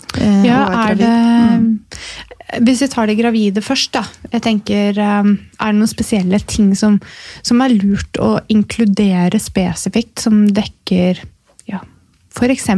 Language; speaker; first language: Norwegian; native; Norwegian